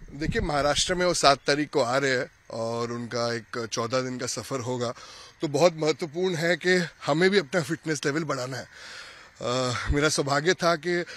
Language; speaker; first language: Hindi; non-native, local second language; Urdu